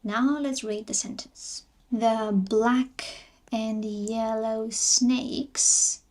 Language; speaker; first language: English; non-native, fluent; Armenian